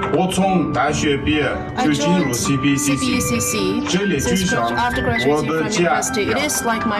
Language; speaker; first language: Chinese; non-native, fluent; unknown